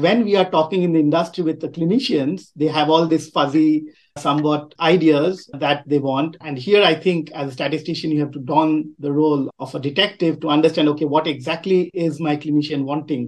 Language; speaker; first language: English; non-native, local second language; Bangla